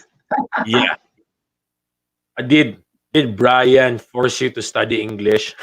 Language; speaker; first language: English; non-native, local second language; Filipino